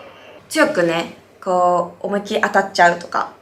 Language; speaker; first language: Japanese; native; Japanese